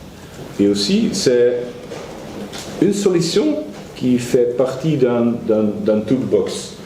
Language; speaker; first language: French; non-native, learner; Dutch